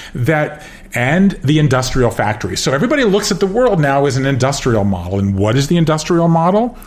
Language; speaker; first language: English; native; English